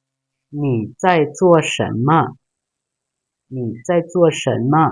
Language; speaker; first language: Chinese; non-native, fluent; Lao